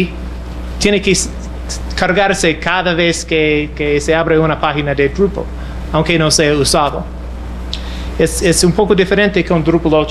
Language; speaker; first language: Spanish; non-native, fluent; English